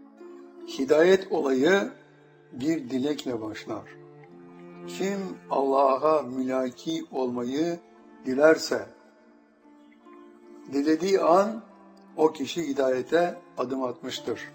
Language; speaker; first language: Turkish; native; Turkish